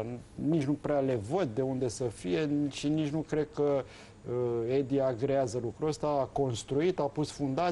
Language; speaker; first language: Romanian; native; Romanian